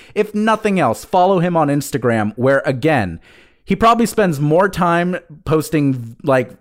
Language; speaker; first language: English; early bilingual, other home language; Spanish